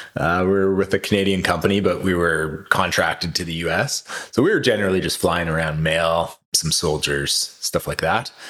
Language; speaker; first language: English; native; English